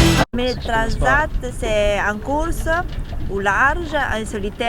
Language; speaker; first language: French; non-native, learner; Italian